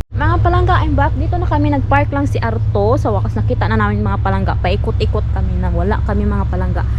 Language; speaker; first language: Filipino; non-native, local second language; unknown